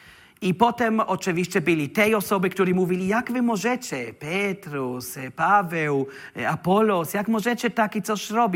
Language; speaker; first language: Polish; non-native, learner; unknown